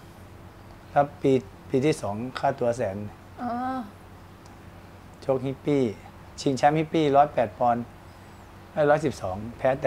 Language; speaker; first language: Thai; native; Thai